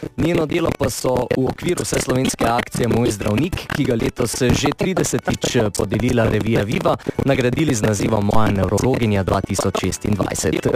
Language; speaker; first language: Slovenian; native; Slovenian